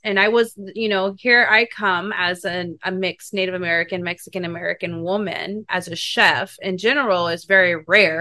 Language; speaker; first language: English; native; English